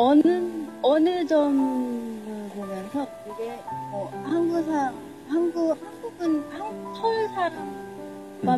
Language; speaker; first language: Korean; non-native, learner; Chinese